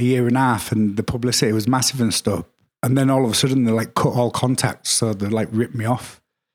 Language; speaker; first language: English; native; English